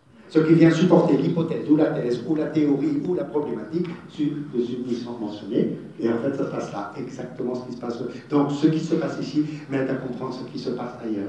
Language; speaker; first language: French; non-native, local second language; Arabic